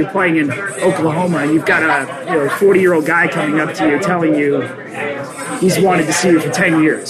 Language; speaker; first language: English; native; English